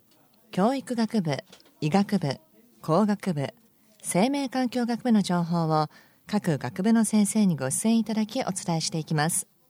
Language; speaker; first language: Japanese; native; Japanese